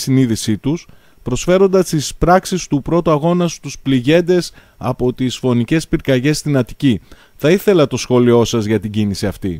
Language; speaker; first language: Greek; native; Greek